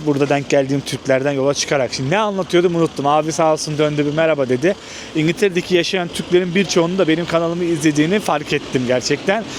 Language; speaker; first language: Turkish; native; Turkish